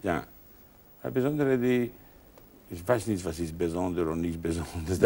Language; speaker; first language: German; non-native, learner; Italian